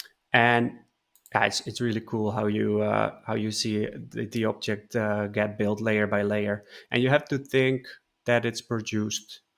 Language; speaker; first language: English; non-native, fluent; Dutch